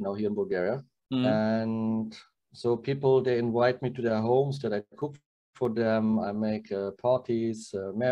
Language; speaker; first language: English; non-native, learner; German